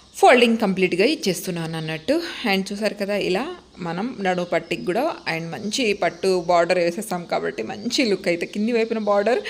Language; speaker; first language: Telugu; native; Telugu